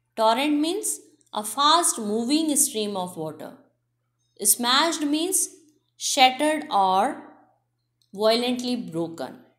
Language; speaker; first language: English; non-native, local second language; Hindi